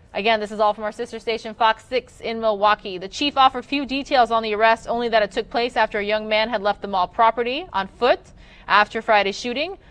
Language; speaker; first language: English; native; English